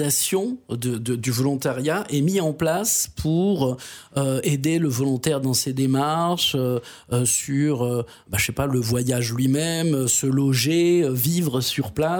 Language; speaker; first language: French; native; French